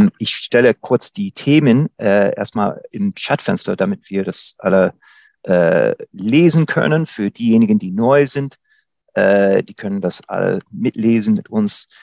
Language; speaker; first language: German; non-native, fluent; English